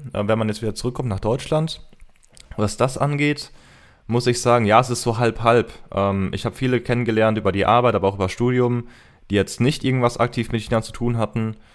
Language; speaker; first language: German; early bilingual, heritage; German